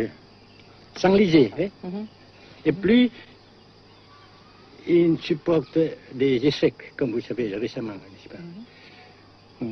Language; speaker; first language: French; non-native, fluent; Vietnamese